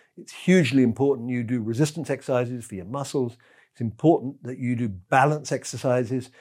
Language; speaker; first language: English; native; English